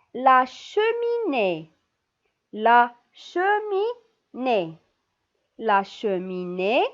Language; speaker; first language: French; non-native, local second language; Arabic